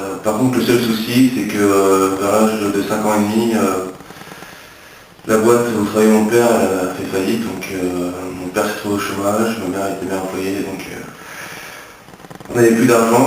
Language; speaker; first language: French; early bilingual, other home language; English